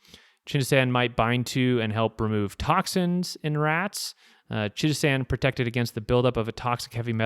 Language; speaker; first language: English; native; English